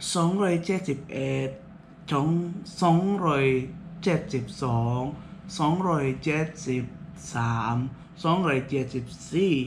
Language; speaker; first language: Thai; non-native, learner; Indonesian